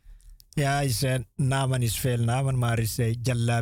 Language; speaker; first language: Dutch; non-native, learner; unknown